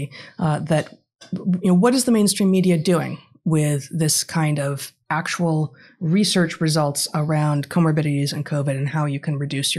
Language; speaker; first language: English; native; English